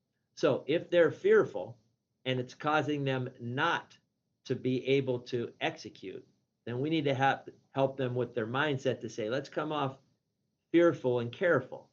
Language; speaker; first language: English; native; English